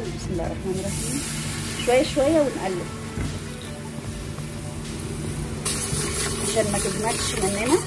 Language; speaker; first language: Arabic; native; Arabic